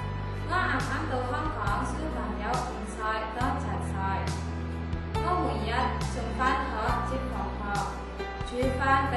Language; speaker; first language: Cantonese; non-native, learner; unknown